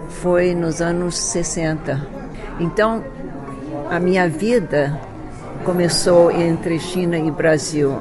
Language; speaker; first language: Portuguese; early bilingual, other home language; Chinese